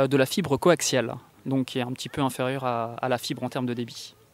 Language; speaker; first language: French; native; French